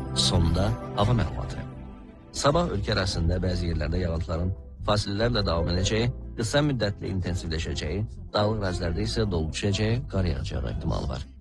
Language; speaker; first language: Azerbaijani; native; Azerbaijani